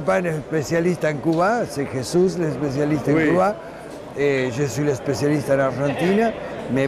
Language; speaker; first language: French; non-native, learner; Spanish